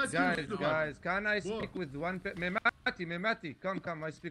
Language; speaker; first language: English; non-native, learner; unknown